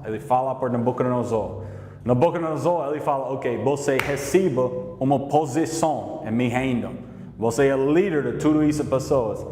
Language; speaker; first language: Portuguese; non-native, learner; English